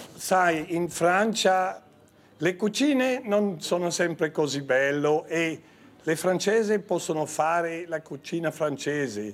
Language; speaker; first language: Italian; non-native, local second language; French